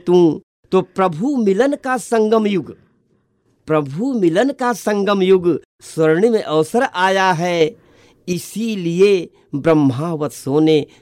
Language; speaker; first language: Hindi; native; Hindi